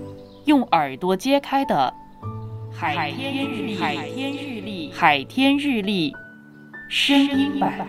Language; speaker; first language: Chinese; native; Chinese